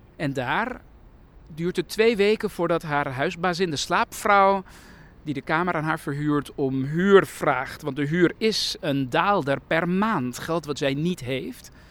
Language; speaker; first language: Dutch; early bilingual, other home language; Persian